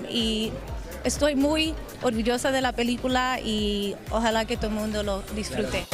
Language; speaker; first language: Spanish; early bilingual, other home language; English